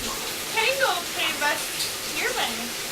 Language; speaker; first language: Spanish; non-native, learner; English